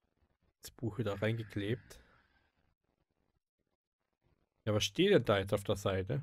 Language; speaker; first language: German; native; German